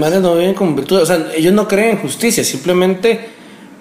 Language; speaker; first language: Spanish; native; Spanish